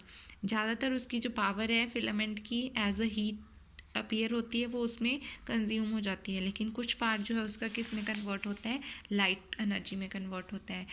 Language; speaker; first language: Hindi; native; Hindi